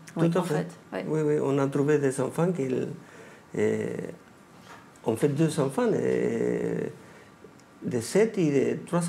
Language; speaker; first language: French; non-native, fluent; Spanish